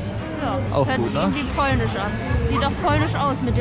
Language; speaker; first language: German; native; German